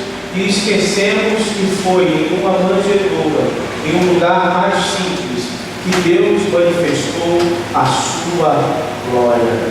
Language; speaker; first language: Portuguese; native; Portuguese